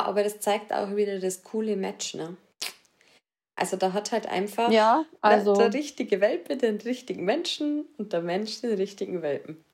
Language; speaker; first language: German; native; German